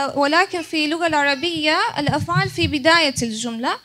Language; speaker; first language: Arabic; non-native, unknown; Turkish